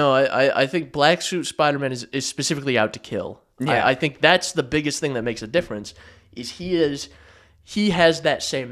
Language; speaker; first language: English; native; English